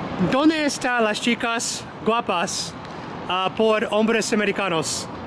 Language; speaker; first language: Spanish; non-native, learner; English